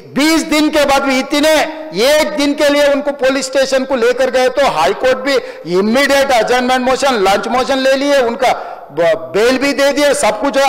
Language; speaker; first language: Hindi; non-native, local second language; Telugu